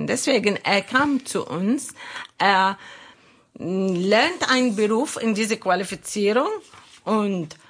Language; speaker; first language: German; non-native, learner; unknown